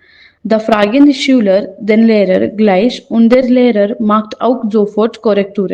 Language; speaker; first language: German; non-native, fluent; Hindi